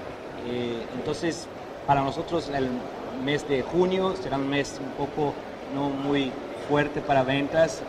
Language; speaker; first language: Spanish; non-native, fluent; Portuguese